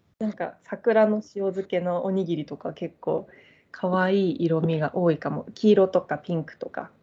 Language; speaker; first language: Japanese; native; Japanese